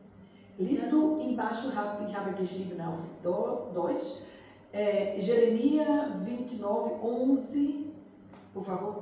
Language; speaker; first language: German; non-native, learner; Portuguese